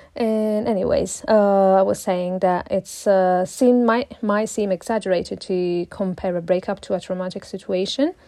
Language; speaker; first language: English; non-native, fluent; Italian